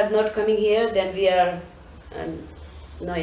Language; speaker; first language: English; non-native, learner; Tibetan